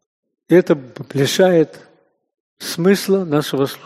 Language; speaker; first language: Russian; native; Russian